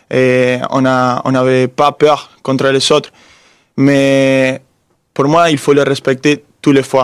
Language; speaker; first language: French; non-native, fluent; Spanish